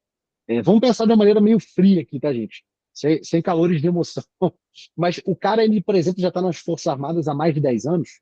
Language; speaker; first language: Portuguese; native; Portuguese